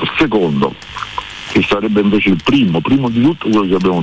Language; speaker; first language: Italian; native; Italian